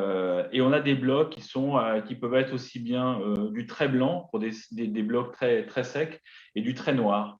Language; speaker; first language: French; native; French